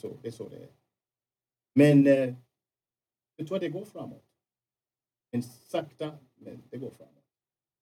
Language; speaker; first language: Swedish; non-native, fluent; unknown